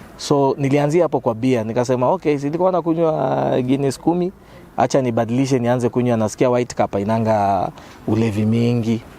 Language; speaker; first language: Swahili; native; Swahili